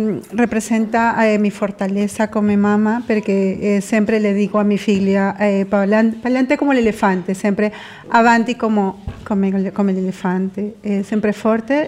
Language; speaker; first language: Italian; non-native, learner; Spanish